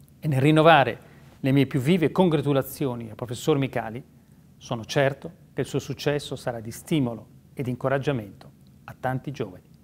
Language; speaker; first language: Italian; native; Italian